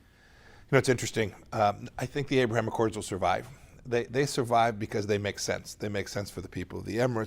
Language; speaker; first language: English; native; English